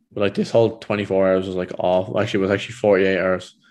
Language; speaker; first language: English; native; English